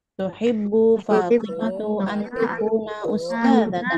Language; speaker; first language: Arabic; non-native, learner; Indonesian